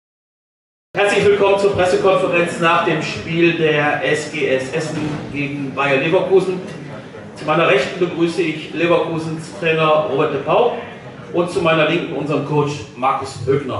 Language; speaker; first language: German; native; German